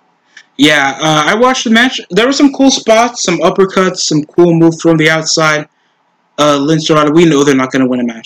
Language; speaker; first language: English; native; English